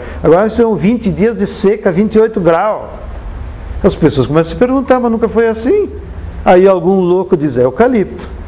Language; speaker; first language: Portuguese; native; Portuguese